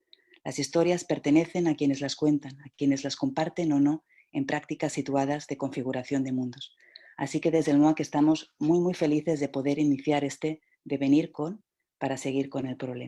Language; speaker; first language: Spanish; native; Spanish